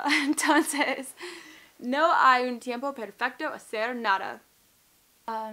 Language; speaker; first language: Spanish; non-native, learner; English